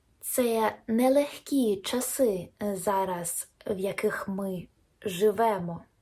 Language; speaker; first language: Ukrainian; non-native, local second language; Russian